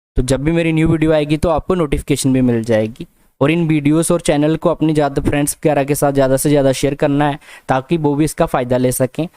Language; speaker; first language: Hindi; non-native, local second language; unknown